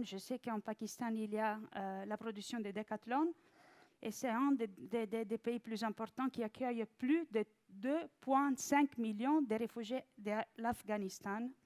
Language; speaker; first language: French; non-native, fluent; Italian